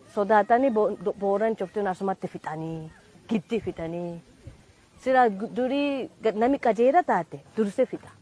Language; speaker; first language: Oromo; non-native, fluent; Japanese